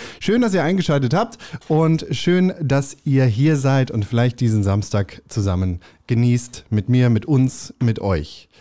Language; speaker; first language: German; native; German